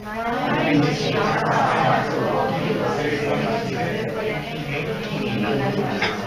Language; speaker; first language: Japanese; non-native, learner; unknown